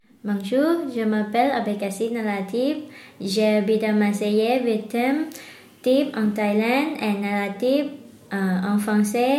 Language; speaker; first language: French; non-native, learner; Thai